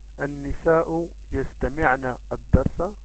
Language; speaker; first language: Arabic; non-native, learner; Dutch